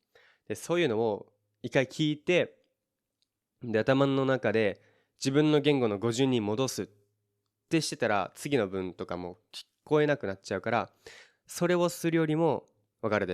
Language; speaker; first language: Japanese; native; Japanese